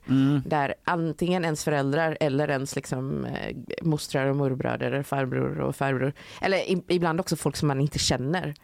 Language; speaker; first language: Swedish; native; Swedish